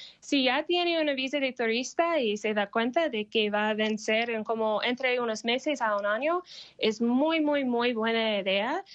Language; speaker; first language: Spanish; non-native, learner; English